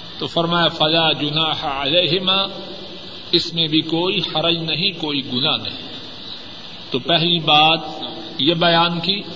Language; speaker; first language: Urdu; non-native, local second language; Punjabi